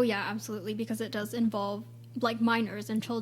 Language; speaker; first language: English; native; English